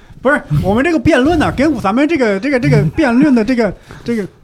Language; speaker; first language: Chinese; native; Chinese